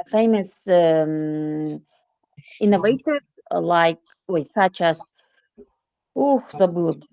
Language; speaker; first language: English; non-native, learner; Russian